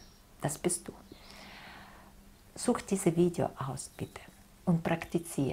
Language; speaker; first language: German; non-native, fluent; Russian